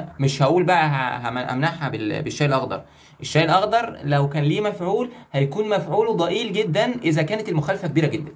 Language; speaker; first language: Arabic; native; Arabic